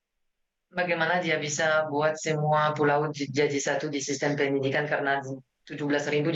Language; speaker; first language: Indonesian; non-native, learner; French